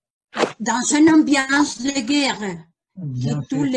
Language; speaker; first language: French; non-native, learner; Spanish